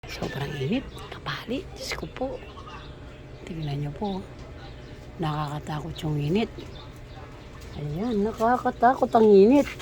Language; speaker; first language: Filipino; native; Filipino